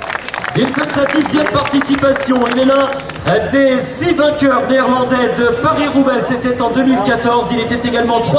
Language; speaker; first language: French; native; French